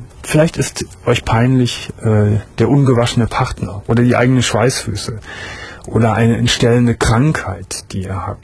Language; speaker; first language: German; native; German